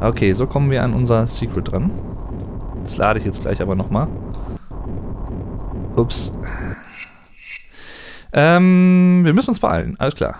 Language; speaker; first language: German; native; German